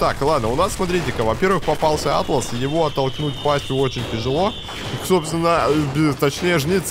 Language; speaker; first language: Russian; native; Russian